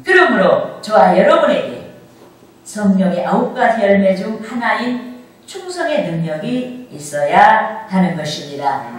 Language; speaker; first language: Korean; native; Korean